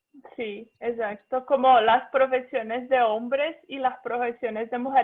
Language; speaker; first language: Spanish; non-native, fluent; Portuguese